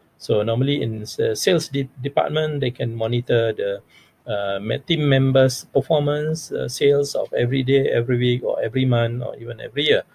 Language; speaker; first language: English; non-native, local second language; Malay